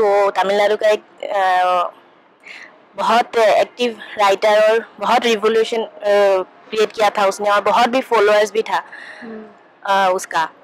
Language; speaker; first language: Hindi; non-native, local second language; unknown